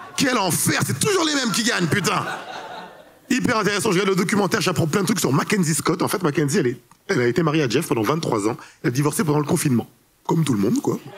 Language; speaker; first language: French; early bilingual, other home language; Haitian Creole